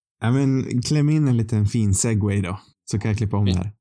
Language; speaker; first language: Swedish; native; Swedish